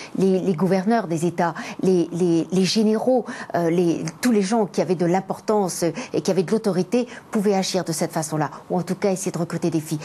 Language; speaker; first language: French; native; French